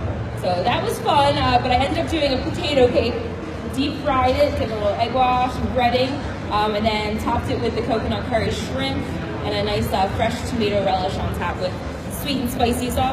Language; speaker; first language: English; native; English